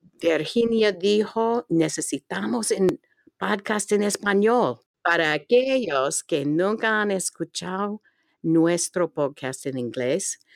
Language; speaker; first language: Spanish; non-native, fluent; English